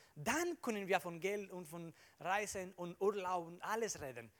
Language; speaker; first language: German; non-native, learner; Spanish